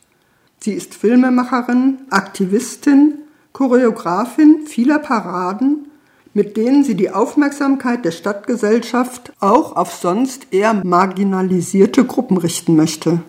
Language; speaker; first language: German; native; German